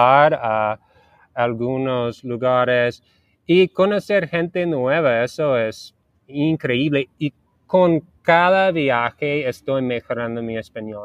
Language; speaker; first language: Spanish; non-native, learner; English